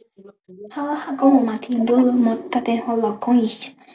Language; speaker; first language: Chinese; non-native, learner; Indonesian